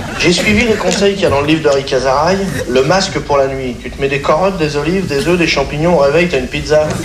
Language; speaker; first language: French; native; French